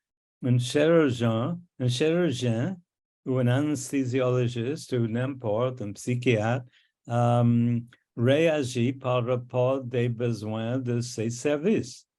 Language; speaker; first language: French; non-native, local second language; English